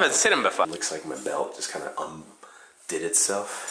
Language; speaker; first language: English; native; English